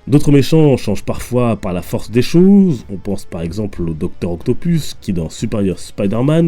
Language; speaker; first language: French; native; French